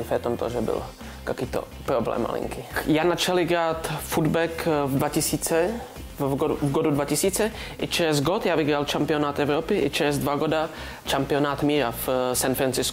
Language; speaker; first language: Russian; non-native, learner; Czech